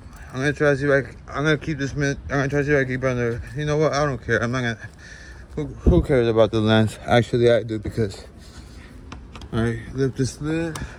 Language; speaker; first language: English; early bilingual, other home language; Spanish